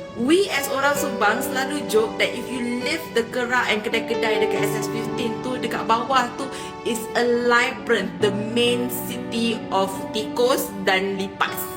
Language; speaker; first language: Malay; native; Malay